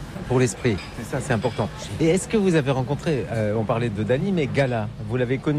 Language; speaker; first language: French; native; French